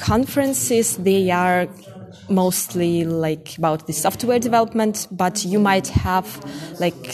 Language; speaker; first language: English; non-native, fluent; Russian